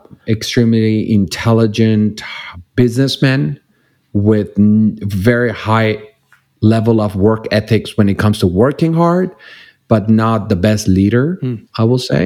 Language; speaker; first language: English; non-native, fluent; Persian